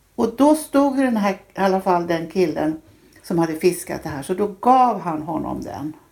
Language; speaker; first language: Swedish; native; Swedish